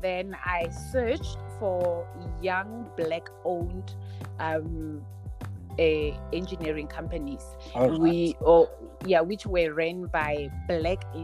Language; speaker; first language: English; non-native, local second language; Tswana